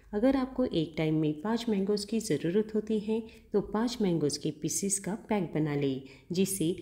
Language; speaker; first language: Hindi; non-native, local second language; Marathi